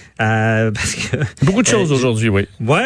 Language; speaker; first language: French; native; French